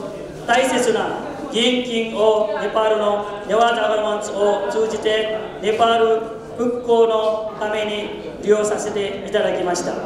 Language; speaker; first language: Japanese; non-native, fluent; Newari